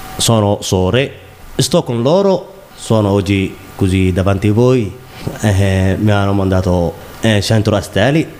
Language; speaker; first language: Italian; non-native, learner; Somali